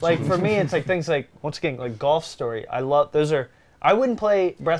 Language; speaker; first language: English; native; English